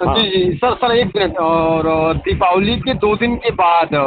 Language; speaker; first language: Hindi; native; Hindi